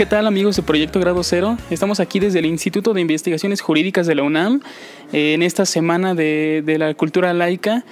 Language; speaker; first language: Spanish; native; Spanish